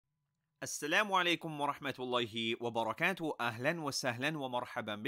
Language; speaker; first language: Arabic; non-native, fluent; English